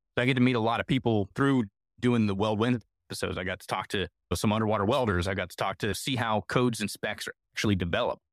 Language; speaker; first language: English; native; English